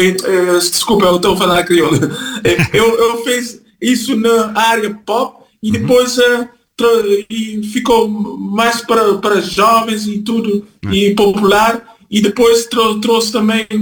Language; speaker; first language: Portuguese; non-native, fluent; Kabuverdianu